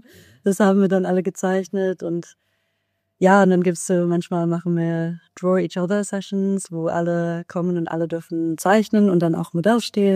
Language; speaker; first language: German; non-native, fluent; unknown